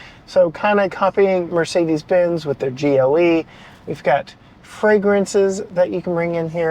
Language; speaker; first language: English; native; English